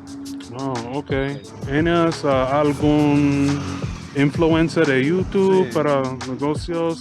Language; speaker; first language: Spanish; non-native, learner; English